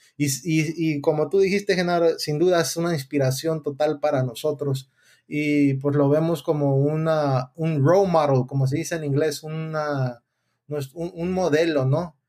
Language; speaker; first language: Spanish; early bilingual, heritage; Spanish